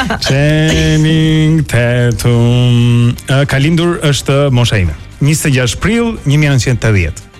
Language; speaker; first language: Albanian; native; Albanian